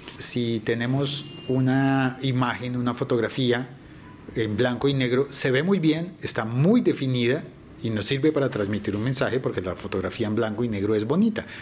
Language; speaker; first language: Spanish; native; Spanish